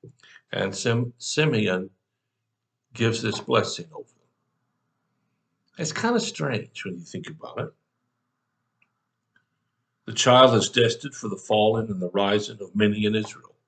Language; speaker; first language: English; native; English